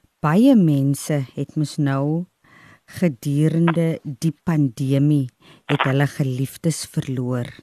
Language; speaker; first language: Afrikaans; native; Afrikaans